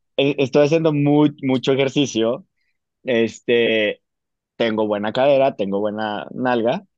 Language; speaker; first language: Spanish; native; Spanish